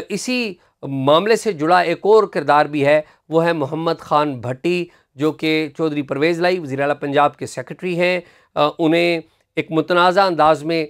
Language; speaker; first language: Urdu; non-native, local second language; Punjabi